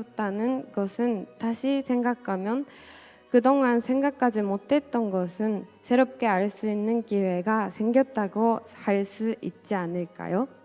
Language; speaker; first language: Korean; non-native, fluent; Japanese